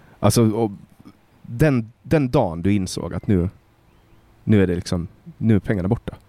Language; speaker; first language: Swedish; native; Swedish